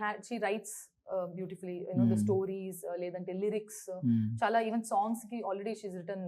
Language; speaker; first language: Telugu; non-native, learner; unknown